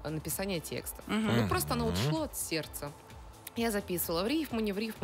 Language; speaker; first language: Russian; native; Russian